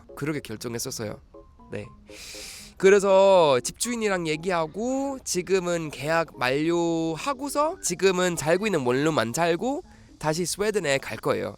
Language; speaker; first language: Korean; non-native, fluent; Swedish